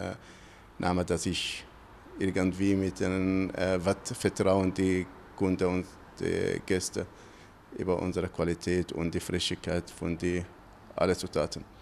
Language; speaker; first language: German; non-native, fluent; Italian